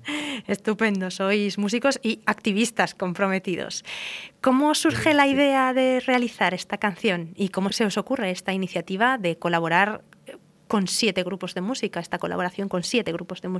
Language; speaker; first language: Spanish; native; Spanish